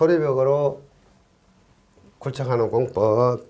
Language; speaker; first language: Korean; native; Korean